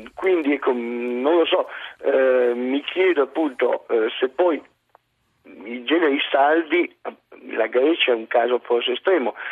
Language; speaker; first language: Italian; native; Italian